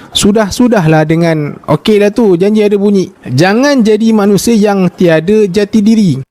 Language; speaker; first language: Malay; native; Malay